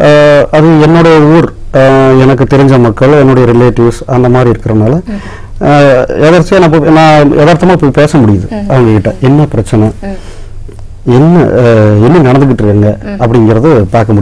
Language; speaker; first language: Tamil; native; Tamil